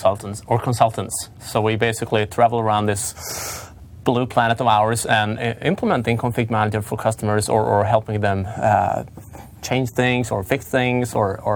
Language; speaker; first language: English; non-native, fluent; Swedish